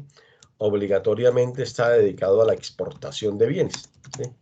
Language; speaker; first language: Spanish; native; Spanish